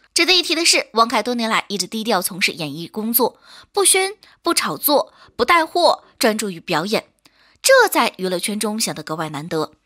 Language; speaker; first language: Chinese; native; Chinese